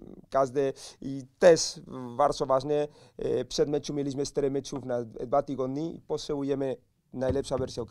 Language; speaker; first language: Polish; non-native, learner; Spanish